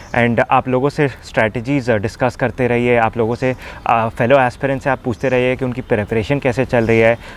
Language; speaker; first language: Hindi; native; Hindi